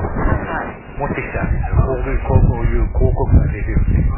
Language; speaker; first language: Japanese; native; Japanese